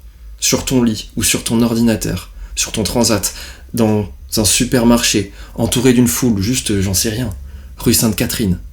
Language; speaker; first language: French; native; French